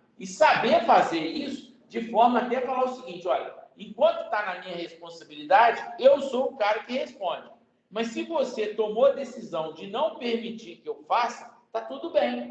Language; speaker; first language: Portuguese; native; Portuguese